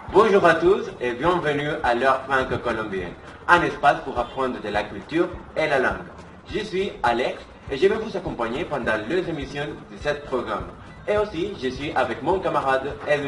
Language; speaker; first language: French; non-native, learner; Spanish